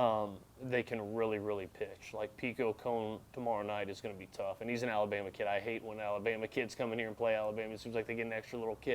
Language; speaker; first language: English; native; English